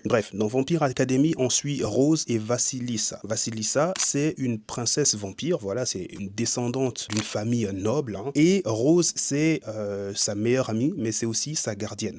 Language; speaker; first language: French; native; French